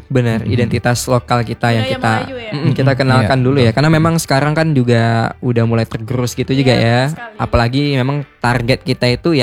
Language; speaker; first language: Indonesian; native; Indonesian